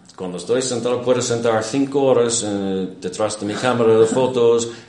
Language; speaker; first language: Spanish; non-native, fluent; English